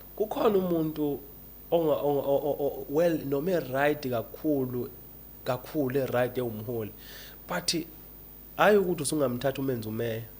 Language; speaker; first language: Zulu; native; Zulu